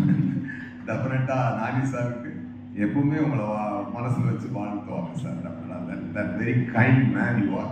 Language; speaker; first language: Tamil; native; Tamil